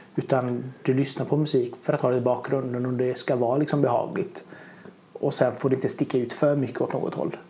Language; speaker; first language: Swedish; native; Swedish